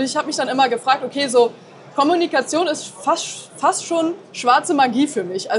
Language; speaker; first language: German; native; German